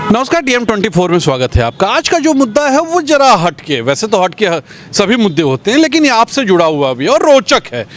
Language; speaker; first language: Hindi; native; Hindi